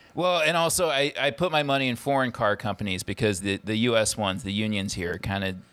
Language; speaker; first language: English; native; English